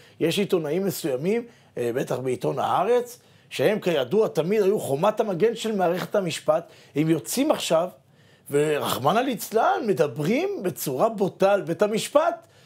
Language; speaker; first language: Hebrew; native; Hebrew